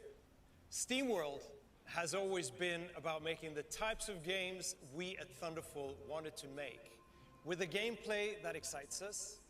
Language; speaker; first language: English; non-native, fluent; Swedish